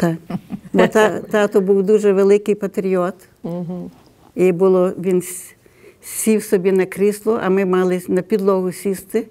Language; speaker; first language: Ukrainian; early bilingual, heritage; Ukrainian